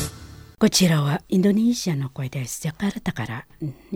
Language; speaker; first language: Japanese; non-native, fluent; Indonesian